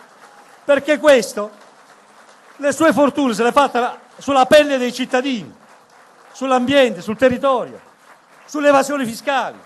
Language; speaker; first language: Italian; native; Italian